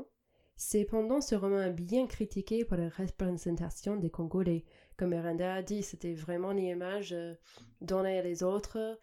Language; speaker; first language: French; non-native, fluent; English